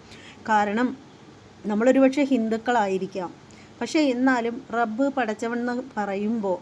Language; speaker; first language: Malayalam; native; Malayalam